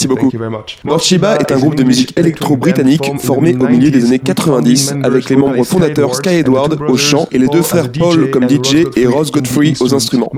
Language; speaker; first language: French; native; French